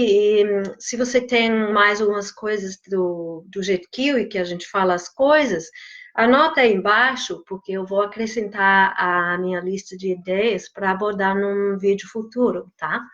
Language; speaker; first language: Portuguese; non-native, fluent; English